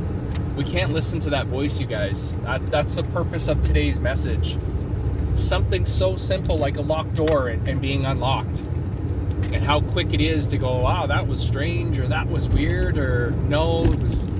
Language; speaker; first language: English; native; English